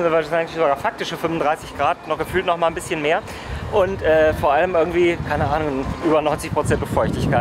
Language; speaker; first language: German; native; German